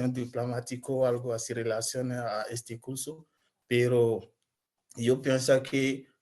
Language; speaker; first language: Spanish; non-native, learner; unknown